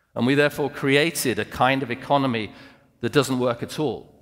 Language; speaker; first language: English; native; English